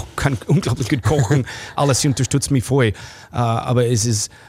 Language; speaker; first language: German; non-native, fluent; English